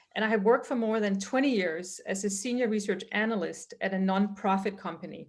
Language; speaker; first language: English; non-native, fluent; Danish